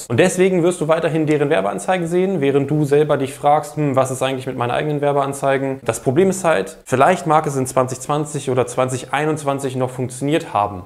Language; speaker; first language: German; native; German